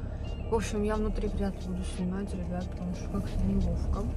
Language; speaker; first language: Russian; native; Russian